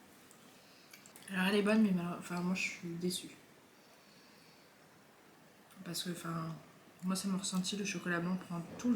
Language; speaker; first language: French; native; French